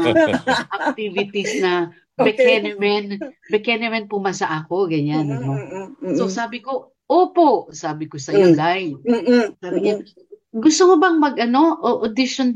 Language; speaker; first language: Filipino; native; Filipino